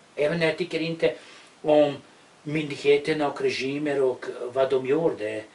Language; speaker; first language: Swedish; non-native, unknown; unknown